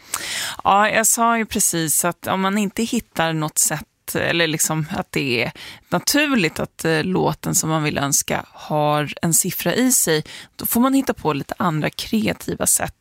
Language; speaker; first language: Swedish; native; Swedish